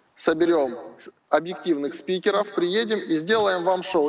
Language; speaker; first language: Ukrainian; non-native, local second language; Russian